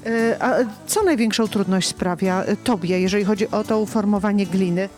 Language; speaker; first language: Polish; native; Polish